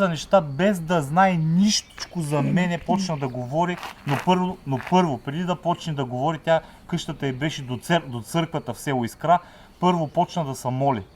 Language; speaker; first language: Bulgarian; native; Bulgarian